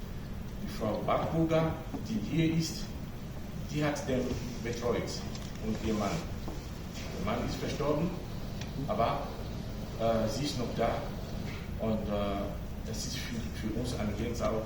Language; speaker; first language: German; non-native, fluent; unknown